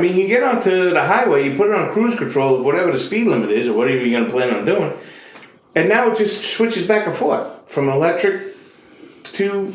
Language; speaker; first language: English; native; English